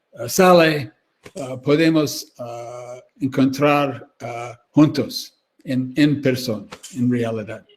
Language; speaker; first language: Spanish; non-native, learner; English